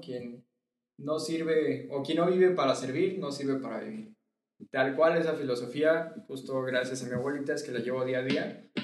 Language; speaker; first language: Spanish; native; Spanish